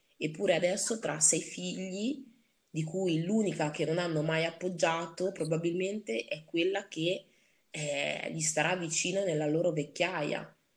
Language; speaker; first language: Italian; early bilingual, other home language; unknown